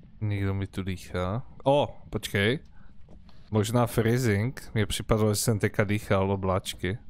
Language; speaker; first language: Czech; native; Czech